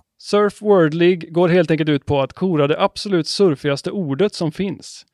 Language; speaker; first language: Swedish; native; Swedish